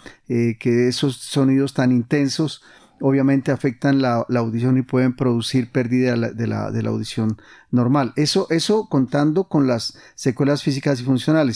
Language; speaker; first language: Spanish; native; Spanish